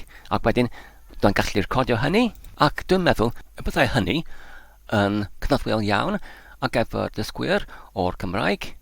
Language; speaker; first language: Welsh; non-native, learner; English